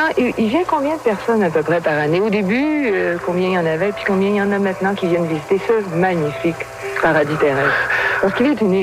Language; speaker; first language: French; native; French